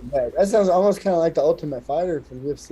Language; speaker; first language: English; native; English